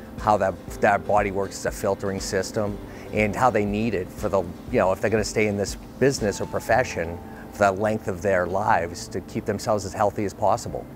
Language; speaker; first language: English; native; English